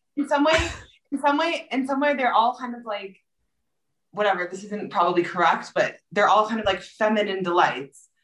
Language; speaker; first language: English; native; English